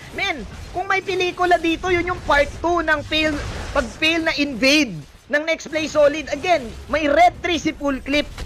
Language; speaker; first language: Filipino; native; Filipino